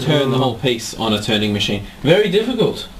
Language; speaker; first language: English; native; English